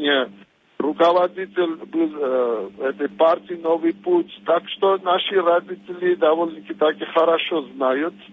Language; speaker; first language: Russian; non-native, fluent; Armenian